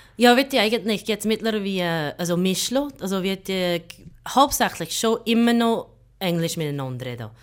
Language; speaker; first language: German; non-native, fluent; English